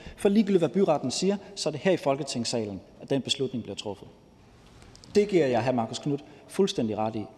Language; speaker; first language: Danish; native; Danish